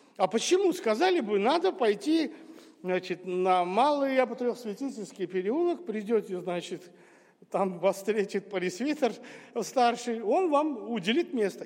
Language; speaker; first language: Russian; non-native, local second language; Armenian